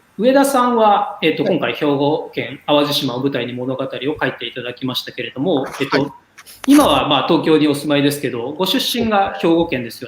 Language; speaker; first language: Japanese; native; Japanese